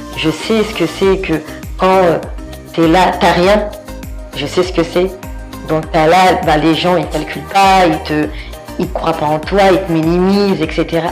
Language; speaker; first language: French; early bilingual, other home language; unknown